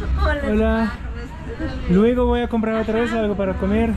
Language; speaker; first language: Spanish; non-native, learner; German